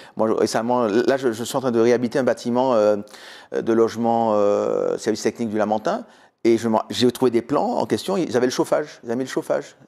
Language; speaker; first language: French; native; French